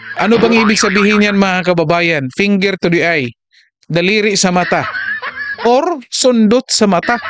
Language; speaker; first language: Filipino; non-native, local second language; Cebuano